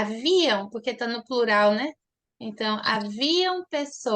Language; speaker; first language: Portuguese; native; Portuguese